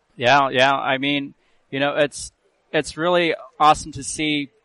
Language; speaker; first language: English; early bilingual, other home language; Burmese